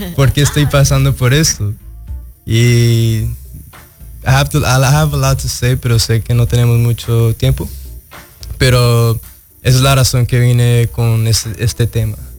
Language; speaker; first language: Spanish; early bilingual, heritage; Spanish